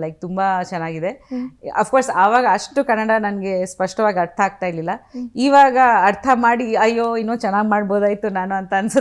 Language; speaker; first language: Kannada; non-native, fluent; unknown